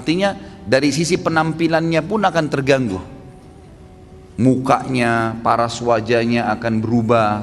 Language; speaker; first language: Indonesian; native; Indonesian